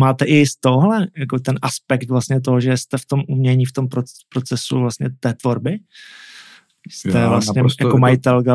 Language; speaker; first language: Czech; native; Czech